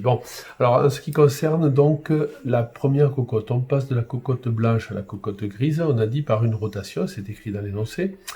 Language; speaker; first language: French; native; French